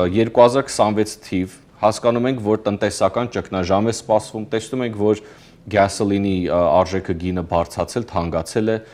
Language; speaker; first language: Armenian; early bilingual, heritage; Armenian